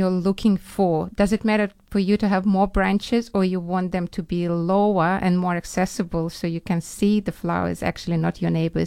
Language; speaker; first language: English; non-native, fluent; Ukrainian